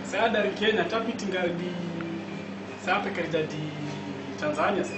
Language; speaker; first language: Indonesian; non-native, learner; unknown